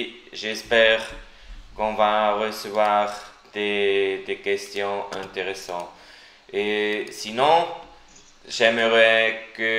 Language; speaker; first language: French; non-native, learner; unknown